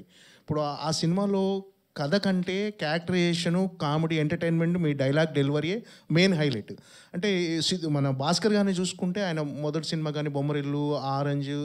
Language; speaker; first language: Telugu; native; Telugu